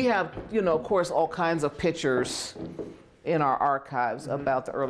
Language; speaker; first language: English; native; English